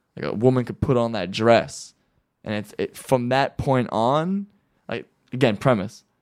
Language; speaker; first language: English; native; English